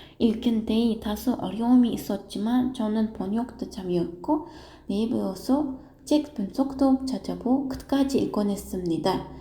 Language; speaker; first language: Korean; non-native, learner; Uzbek